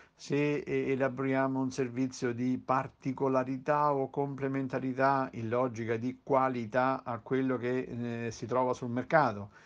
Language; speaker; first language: Italian; native; Italian